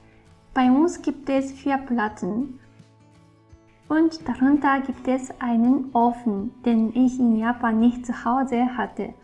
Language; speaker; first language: German; non-native, fluent; Japanese